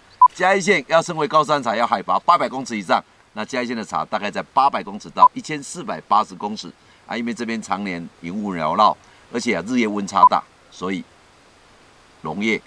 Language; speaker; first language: Chinese; native; Chinese